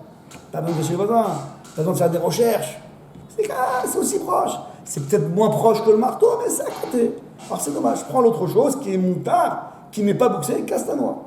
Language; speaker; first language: French; native; French